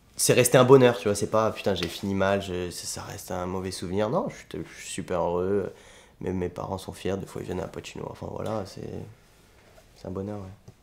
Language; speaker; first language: French; native; French